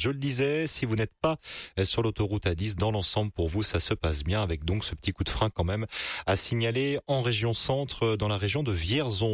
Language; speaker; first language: French; native; French